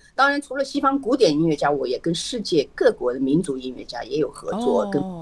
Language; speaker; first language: Chinese; native; Chinese